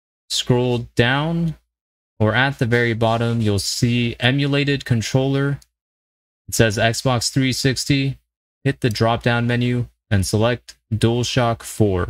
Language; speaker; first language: English; native; English